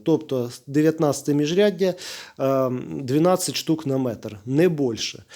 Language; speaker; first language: Ukrainian; native; Ukrainian